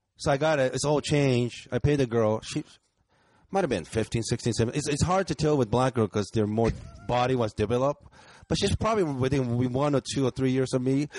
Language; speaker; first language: English; early bilingual, other home language; Japanese